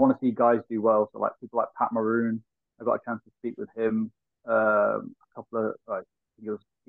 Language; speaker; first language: English; native; English